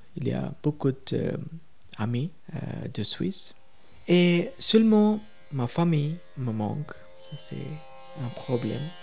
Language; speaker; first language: French; non-native, learner; Tamil